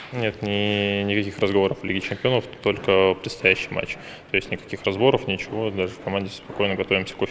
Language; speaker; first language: Russian; native; Russian